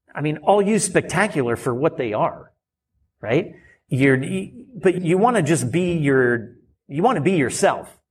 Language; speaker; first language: English; native; English